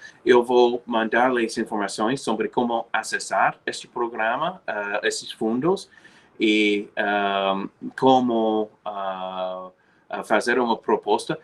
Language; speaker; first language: Portuguese; non-native, fluent; English